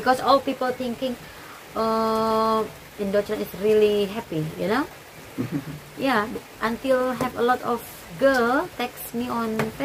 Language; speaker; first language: English; non-native, learner; Indonesian